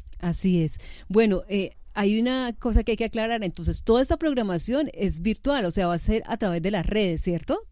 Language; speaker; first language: Spanish; native; Spanish